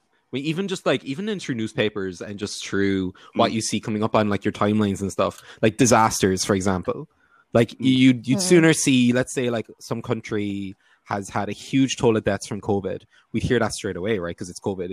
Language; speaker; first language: English; native; English